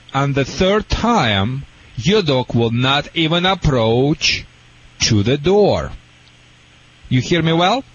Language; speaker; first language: English; non-native, fluent; Russian